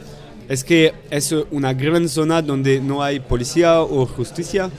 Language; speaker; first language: Spanish; non-native, fluent; French